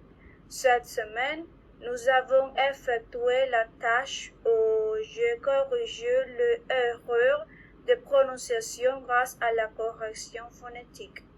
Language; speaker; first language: French; non-native, learner; Spanish